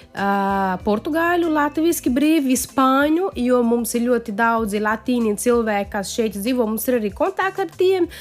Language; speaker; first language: Latvian; non-native, fluent; Portuguese